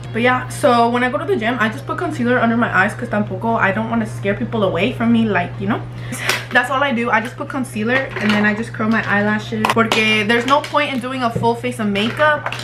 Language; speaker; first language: English; early bilingual, other home language; Spanish